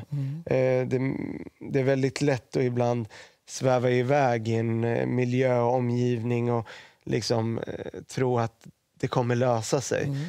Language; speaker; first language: Swedish; early bilingual, other home language; Arabic